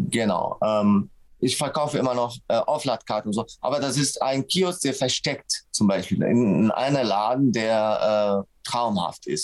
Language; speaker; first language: German; non-native, fluent; Arabic